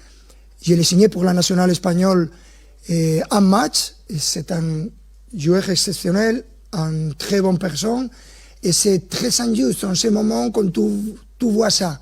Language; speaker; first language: French; non-native, fluent; Spanish